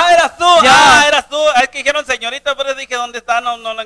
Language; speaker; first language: Spanish; native; Spanish